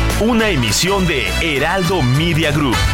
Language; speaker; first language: Spanish; native; Spanish